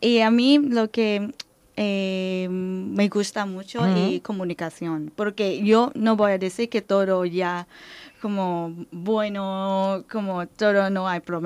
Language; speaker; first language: Spanish; non-native, learner; Thai